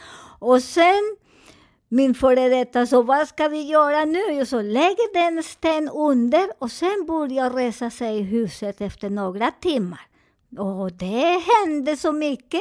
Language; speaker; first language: Swedish; non-native, fluent; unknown